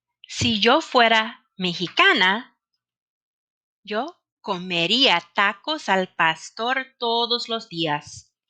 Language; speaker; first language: Spanish; non-native, fluent; English